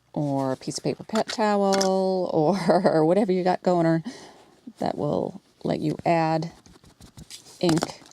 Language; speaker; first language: English; native; English